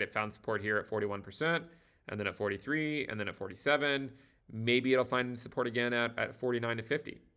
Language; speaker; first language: English; native; English